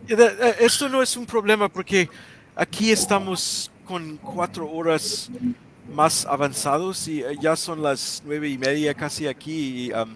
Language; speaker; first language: Spanish; non-native, learner; English